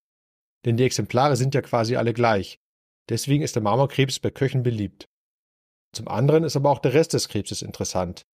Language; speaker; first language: German; native; German